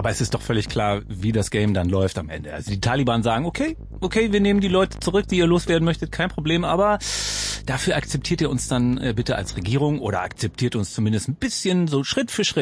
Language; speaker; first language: German; native; German